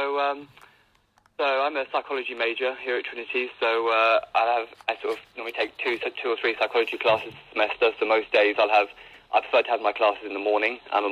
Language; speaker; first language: English; native; English